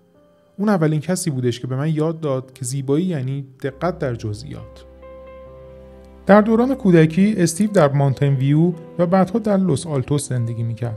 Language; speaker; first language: Persian; native; Persian